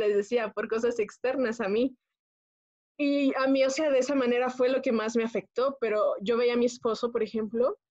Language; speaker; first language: Spanish; native; Spanish